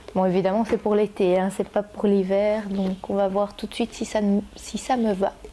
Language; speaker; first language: French; native; French